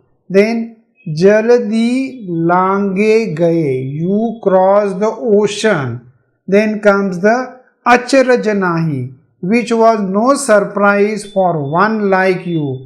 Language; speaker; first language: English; non-native, local second language; Hindi